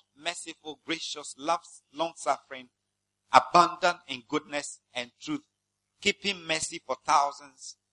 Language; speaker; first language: English; non-native, local second language; Akan